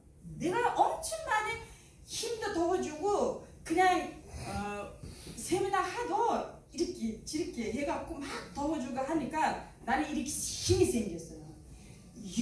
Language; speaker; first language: Korean; non-native, learner; Uzbek